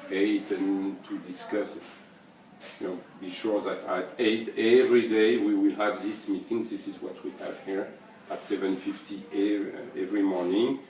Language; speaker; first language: English; non-native, learner; French